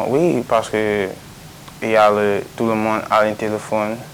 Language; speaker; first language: French; non-native, local second language; English